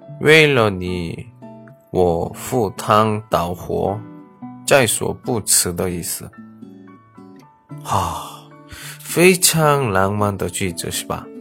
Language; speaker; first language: Chinese; non-native, learner; Korean